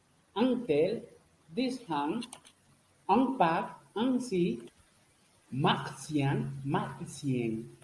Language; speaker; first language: French; non-native, learner; Spanish